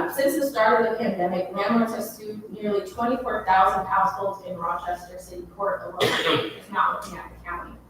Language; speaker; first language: English; native; English